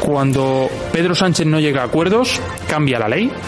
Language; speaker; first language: Spanish; native; Spanish